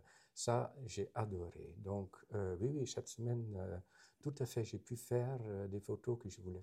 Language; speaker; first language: French; non-native, fluent; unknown